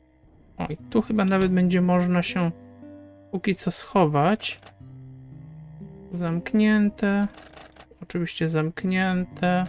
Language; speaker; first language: Polish; native; Polish